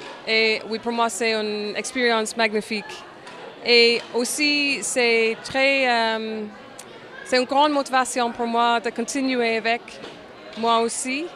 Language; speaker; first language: French; non-native, fluent; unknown